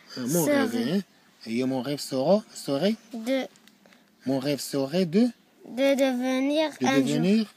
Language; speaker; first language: French; non-native, learner; Arabic